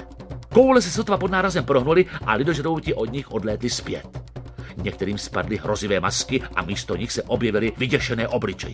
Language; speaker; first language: Czech; native; Czech